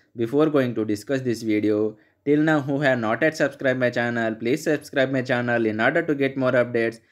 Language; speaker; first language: English; non-native, local second language; Telugu